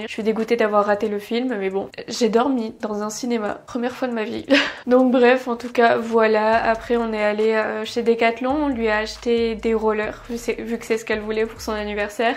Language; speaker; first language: French; native; French